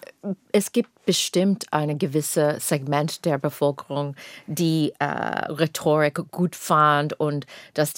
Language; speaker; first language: German; non-native, fluent; English